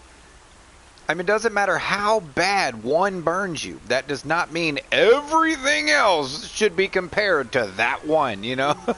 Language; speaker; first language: English; native; English